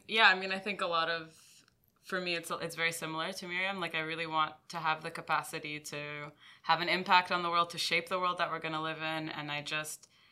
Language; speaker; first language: English; early bilingual, other home language; French